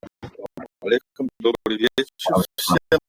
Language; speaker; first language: Russian; non-native, local second language; Chechen